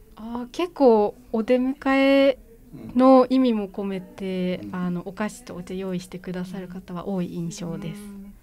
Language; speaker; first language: Japanese; native; Japanese